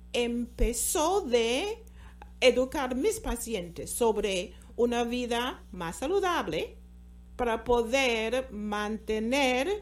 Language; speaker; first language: Spanish; non-native, fluent; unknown